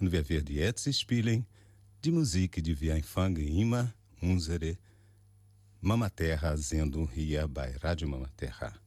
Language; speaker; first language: German; non-native, learner; Portuguese